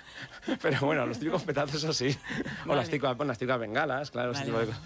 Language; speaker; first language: Spanish; native; Spanish